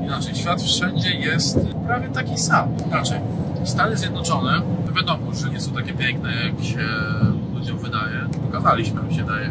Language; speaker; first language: Polish; native; Polish